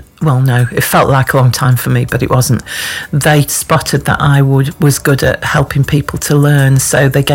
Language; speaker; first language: English; native; English